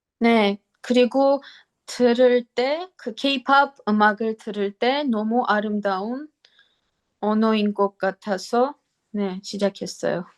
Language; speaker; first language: Korean; non-native, learner; Armenian